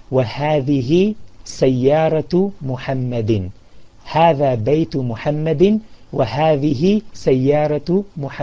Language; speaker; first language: Arabic; non-native, fluent; English